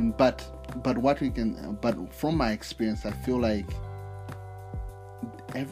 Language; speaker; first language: English; non-native, local second language; Nyanja